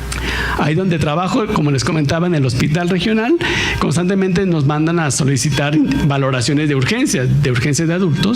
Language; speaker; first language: Spanish; native; Spanish